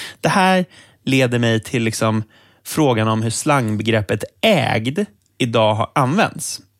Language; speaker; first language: Swedish; native; Swedish